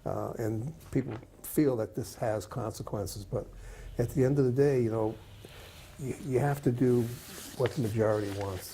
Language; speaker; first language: English; native; English